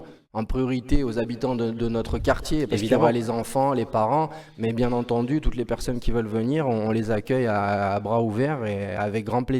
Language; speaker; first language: French; native; French